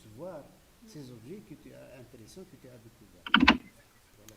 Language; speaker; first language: French; non-native, local second language; Arabic